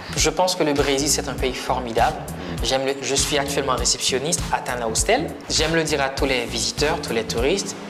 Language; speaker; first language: French; non-native, local second language; Haitian Creole